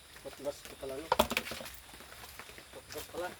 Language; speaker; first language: Filipino; non-native, local second language; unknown